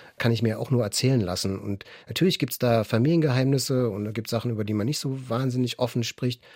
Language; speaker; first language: German; native; German